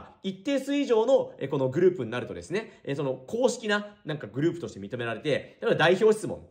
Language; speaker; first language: Japanese; native; Japanese